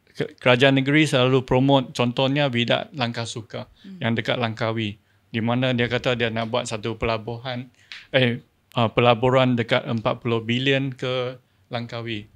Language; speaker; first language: Malay; non-native, local second language; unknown